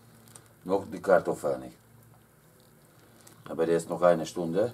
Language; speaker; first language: German; non-native, learner; Hungarian